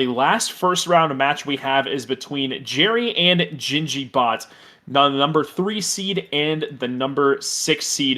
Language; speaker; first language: English; native; English